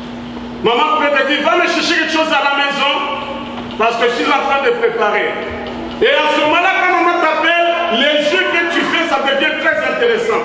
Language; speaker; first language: French; non-native, local second language; Lingala